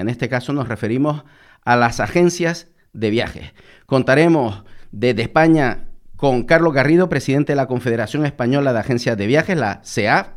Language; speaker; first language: Spanish; native; Spanish